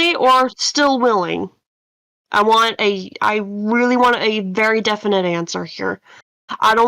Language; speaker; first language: English; native; English